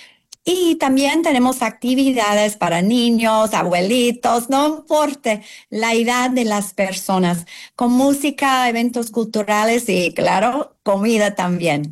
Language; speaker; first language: Spanish; non-native, fluent; English